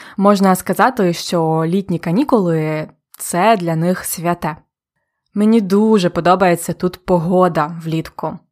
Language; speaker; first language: Ukrainian; native; Ukrainian